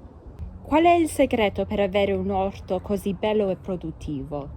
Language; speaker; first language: Italian; early bilingual, heritage; Italian